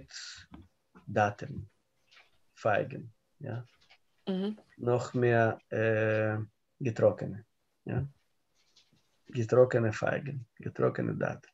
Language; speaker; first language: German; non-native, learner; Russian